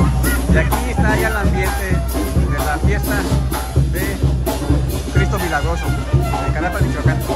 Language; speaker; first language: Spanish; native; Spanish